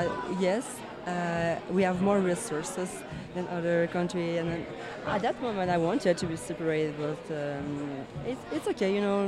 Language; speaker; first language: English; non-native, fluent; French